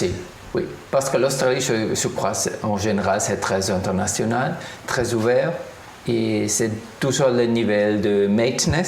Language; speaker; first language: French; non-native, fluent; German